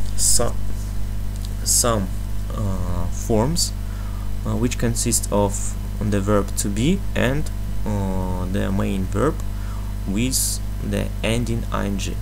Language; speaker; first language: English; non-native, fluent; Russian